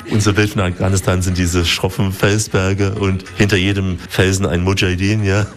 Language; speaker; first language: German; native; German